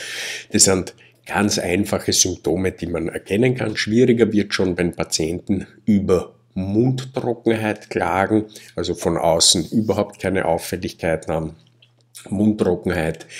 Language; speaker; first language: German; native; German